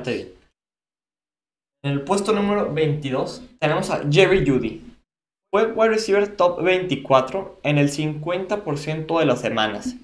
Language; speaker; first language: Spanish; native; Spanish